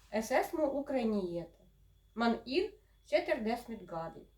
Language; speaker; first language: Latvian; non-native, learner; Ukrainian